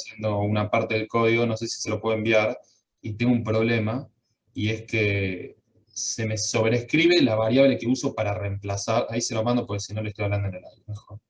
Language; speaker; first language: Spanish; native; Spanish